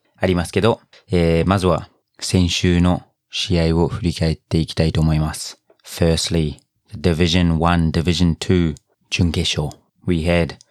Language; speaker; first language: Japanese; non-native, fluent; English